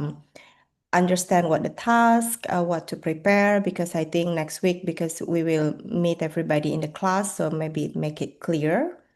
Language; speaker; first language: English; non-native, fluent; Indonesian